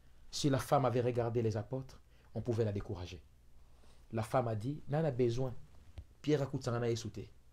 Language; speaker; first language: French; non-native, local second language; Lingala